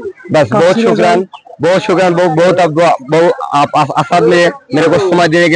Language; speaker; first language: Hindi; non-native, learner; Bangla